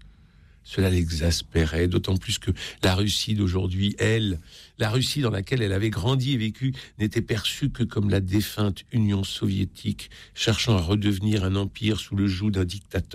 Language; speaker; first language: French; native; French